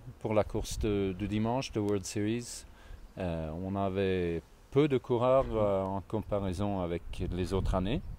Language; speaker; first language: French; non-native, fluent; Swedish